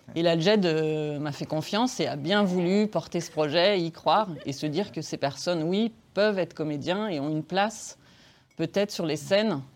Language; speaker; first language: French; native; French